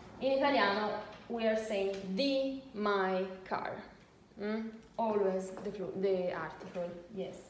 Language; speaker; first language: English; non-native, fluent; Italian